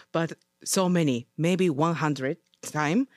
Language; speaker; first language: English; non-native, learner; Japanese